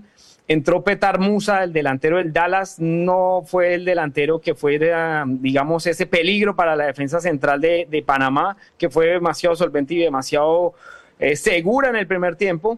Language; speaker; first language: Spanish; native; Spanish